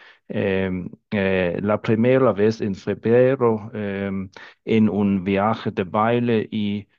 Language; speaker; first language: Spanish; non-native, fluent; Danish